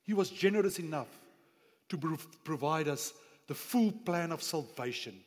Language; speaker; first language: English; non-native, local second language; Afrikaans